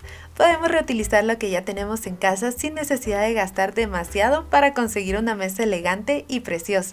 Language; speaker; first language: Spanish; native; Spanish